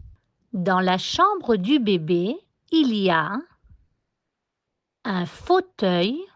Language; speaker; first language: French; non-native, fluent; Spanish